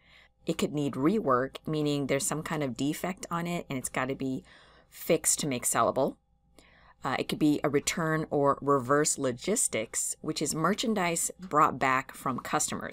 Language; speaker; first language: English; native; English